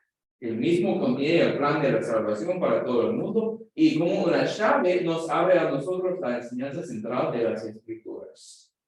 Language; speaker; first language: Spanish; non-native, fluent; English